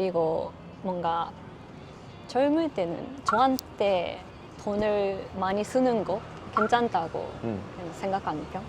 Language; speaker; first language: Korean; non-native, learner; Japanese